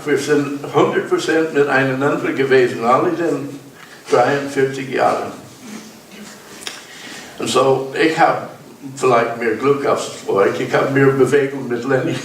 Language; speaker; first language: German; non-native, learner; English